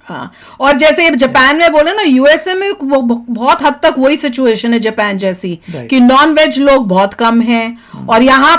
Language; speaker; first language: Hindi; native; Hindi